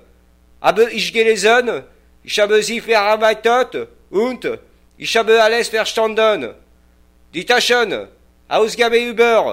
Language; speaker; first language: German; non-native, learner; French